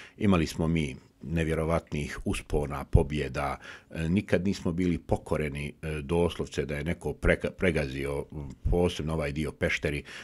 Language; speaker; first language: Bosnian; native; Bosnian